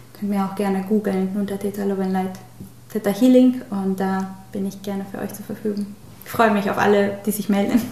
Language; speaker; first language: German; non-native, fluent; Spanish